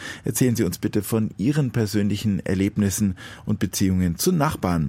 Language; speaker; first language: German; native; German